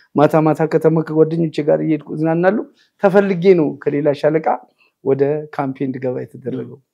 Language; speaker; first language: Amharic; native; Amharic